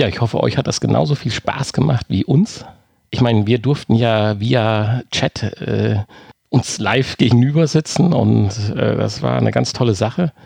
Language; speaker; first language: German; native; German